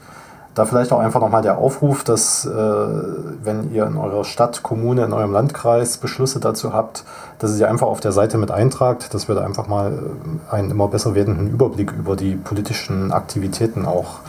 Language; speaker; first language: German; native; German